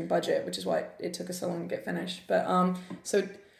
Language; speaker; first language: English; native; English